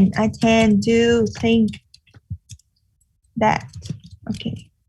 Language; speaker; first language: English; non-native, fluent; Vietnamese